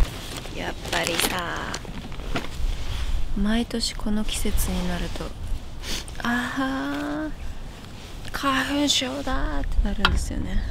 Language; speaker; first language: Japanese; native; Japanese